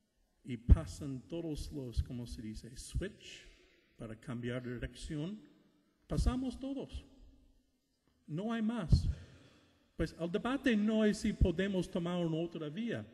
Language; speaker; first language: Spanish; non-native, fluent; English